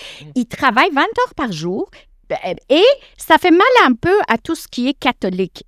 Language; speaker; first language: French; non-native, fluent; Persian